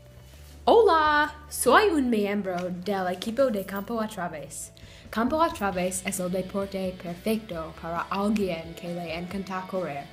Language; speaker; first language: Spanish; non-native, learner; English